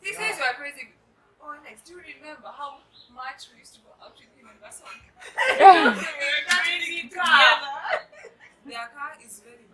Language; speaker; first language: English; non-native, local second language; Swahili